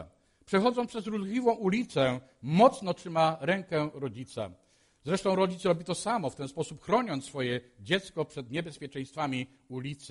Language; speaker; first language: Polish; native; Polish